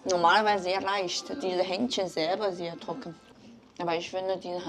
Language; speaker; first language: German; non-native, learner; Chinese